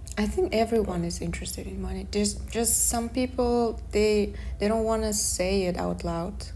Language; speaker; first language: English; non-native, fluent; Kazakh